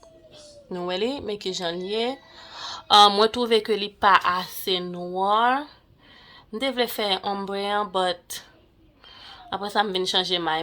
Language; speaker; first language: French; non-native, local second language; Haitian Creole